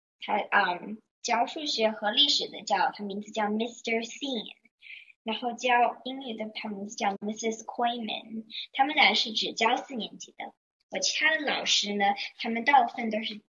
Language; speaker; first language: Chinese; early bilingual, heritage; Chinese